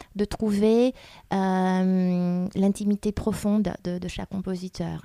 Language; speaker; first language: French; non-native, fluent; Romanian